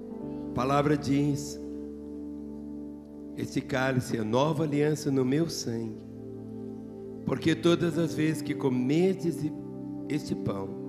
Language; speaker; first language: Portuguese; native; Portuguese